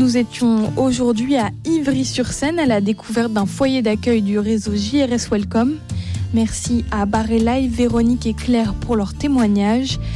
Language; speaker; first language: French; native; French